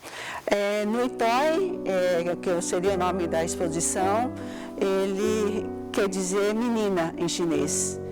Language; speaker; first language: Portuguese; early bilingual, other home language; Cantonese